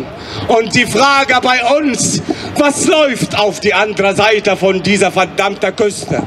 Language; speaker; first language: German; non-native, fluent; Arabic